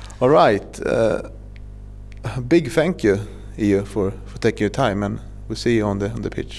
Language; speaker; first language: English; non-native, fluent; Swedish